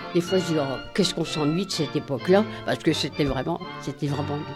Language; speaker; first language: French; native; French